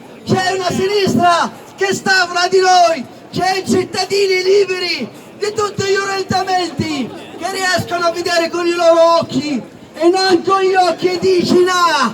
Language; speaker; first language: Italian; non-native, local second language; Arabic